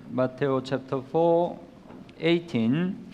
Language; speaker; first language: Filipino; non-native, learner; Korean